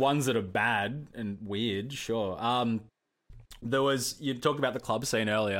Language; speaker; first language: English; native; English